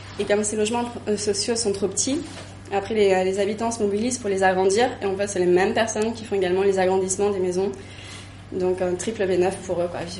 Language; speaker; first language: French; native; French